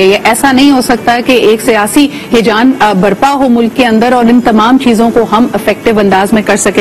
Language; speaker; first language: Urdu; native; Urdu